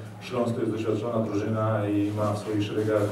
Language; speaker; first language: Polish; native; Polish